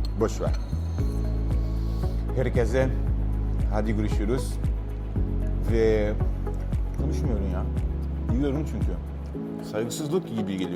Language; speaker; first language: Turkish; non-native, learner; Portuguese